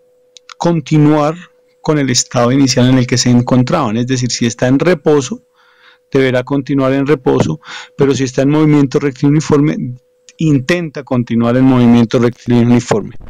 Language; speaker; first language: Spanish; native; Spanish